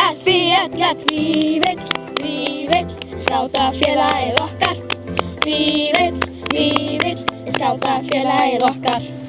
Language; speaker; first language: Icelandic; native; Icelandic